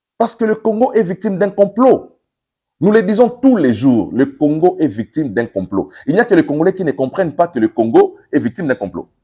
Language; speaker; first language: French; non-native, local second language; Lingala